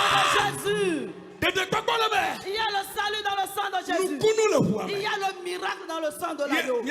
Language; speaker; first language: French; non-native, local second language; Ewe